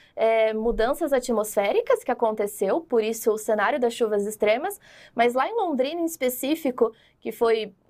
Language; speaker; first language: Portuguese; native; Portuguese